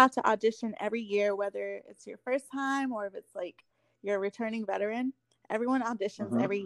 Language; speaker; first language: English; native; English